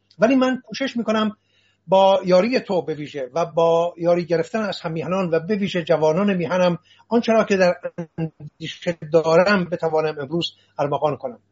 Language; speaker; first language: Persian; non-native, local second language; Assyrian Neo-Aramaic